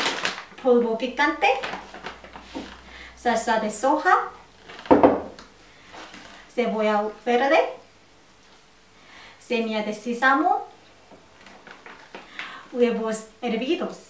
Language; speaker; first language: Spanish; non-native, learner; Korean